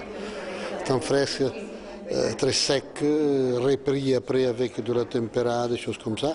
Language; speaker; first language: French; non-native, fluent; Italian